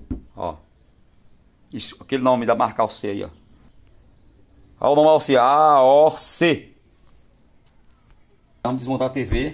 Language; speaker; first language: Portuguese; native; Portuguese